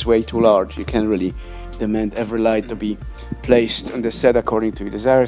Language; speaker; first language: English; non-native, fluent; Polish